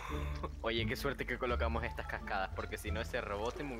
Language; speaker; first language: Spanish; native; Spanish